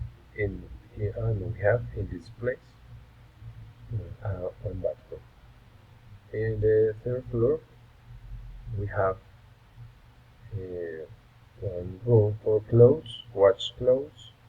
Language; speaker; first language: English; non-native, learner; Spanish